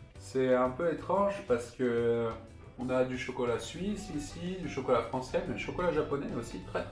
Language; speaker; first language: French; native; French